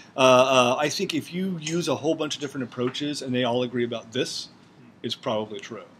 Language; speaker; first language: English; native; English